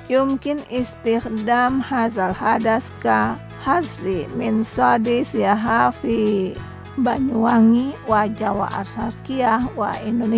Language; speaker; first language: Arabic; non-native, learner; Indonesian